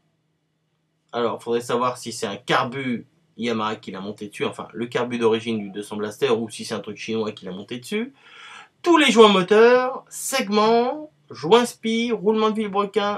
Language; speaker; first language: French; native; French